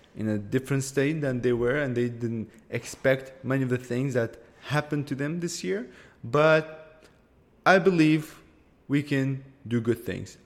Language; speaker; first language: English; non-native, fluent; Kurdish